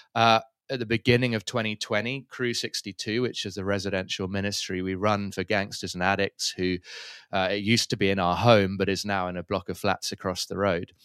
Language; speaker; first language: English; native; English